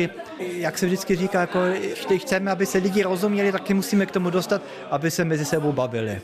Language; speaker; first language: Czech; early bilingual, heritage; Czech